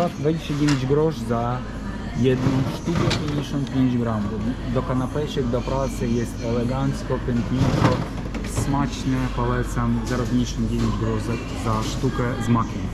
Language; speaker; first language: Polish; non-native, learner; Ukrainian